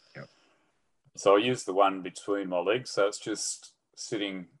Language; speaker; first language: English; native; English